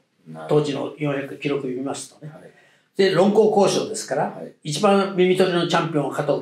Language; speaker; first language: Japanese; native; Japanese